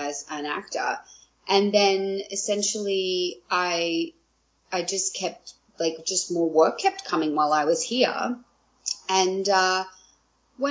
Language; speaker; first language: English; native; English